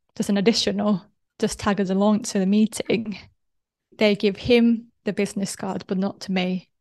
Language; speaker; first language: English; non-native, fluent; Japanese